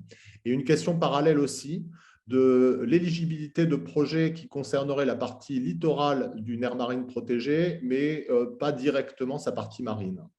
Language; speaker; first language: French; native; French